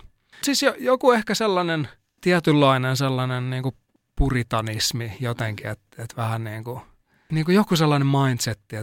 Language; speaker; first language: Finnish; native; Finnish